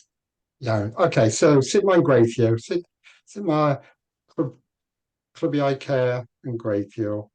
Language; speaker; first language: Welsh; non-native, learner; English